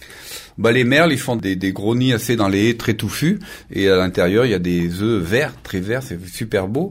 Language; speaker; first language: French; native; French